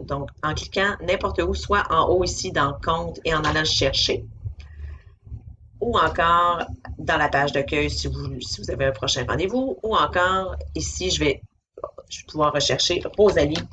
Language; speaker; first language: French; native; French